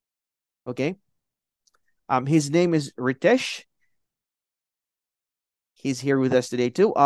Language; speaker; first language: English; non-native, fluent; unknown